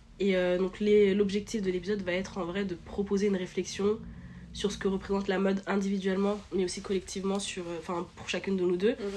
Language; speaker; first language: French; early bilingual, other home language; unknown